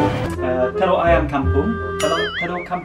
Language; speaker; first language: Indonesian; non-native, fluent; English